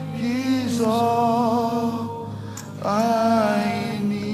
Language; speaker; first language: English; non-native, fluent; Haitian Creole